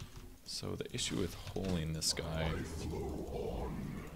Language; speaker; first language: English; native; English